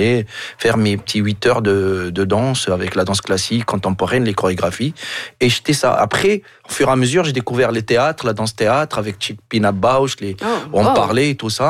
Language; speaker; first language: French; non-native, local second language; Arabic